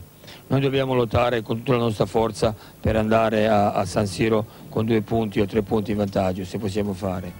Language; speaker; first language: Italian; non-native, fluent; Serbian